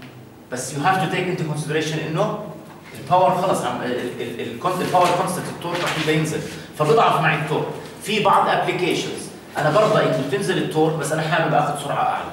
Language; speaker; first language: Arabic; native; Arabic